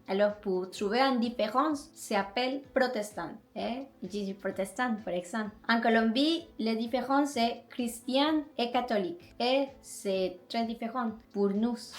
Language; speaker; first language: French; non-native, learner; Spanish